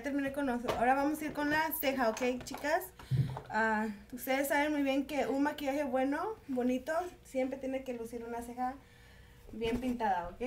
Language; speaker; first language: Spanish; early bilingual, heritage; Spanish